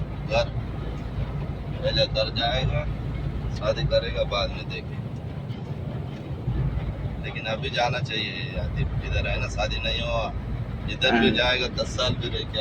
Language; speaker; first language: Hindi; non-native, local second language; Telugu